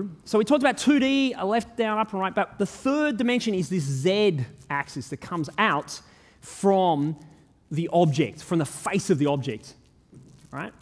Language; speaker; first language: English; native; English